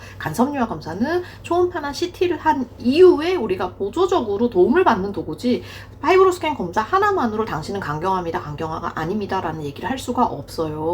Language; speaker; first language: Korean; native; Korean